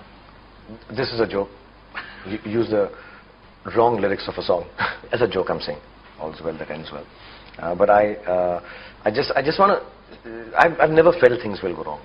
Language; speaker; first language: English; non-native, local second language; Hindi